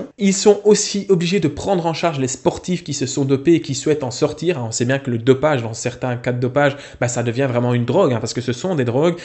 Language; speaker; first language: French; native; French